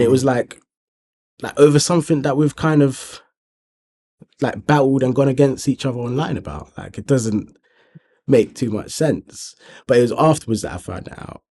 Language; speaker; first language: English; native; English